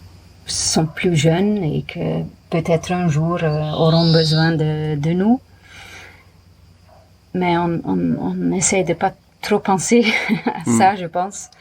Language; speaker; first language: French; non-native, fluent; Dutch